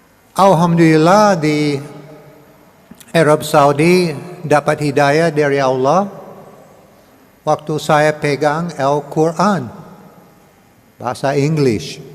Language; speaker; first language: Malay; non-native, learner; English